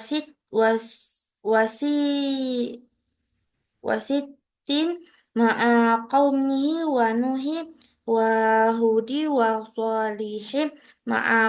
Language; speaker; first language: Arabic; non-native, learner; Indonesian